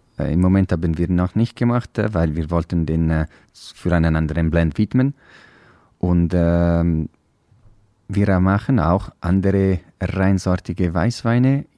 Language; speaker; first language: German; non-native, local second language; Italian